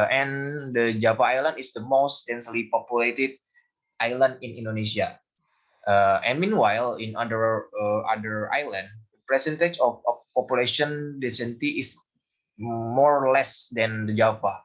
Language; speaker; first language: English; non-native, learner; Indonesian